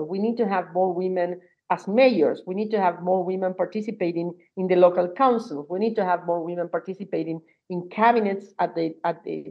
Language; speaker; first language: English; non-native, fluent; Spanish